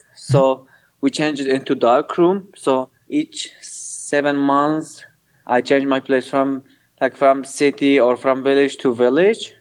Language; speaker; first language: English; non-native, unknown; Kurdish